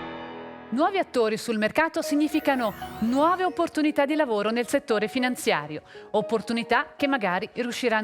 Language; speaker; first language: Italian; native; Italian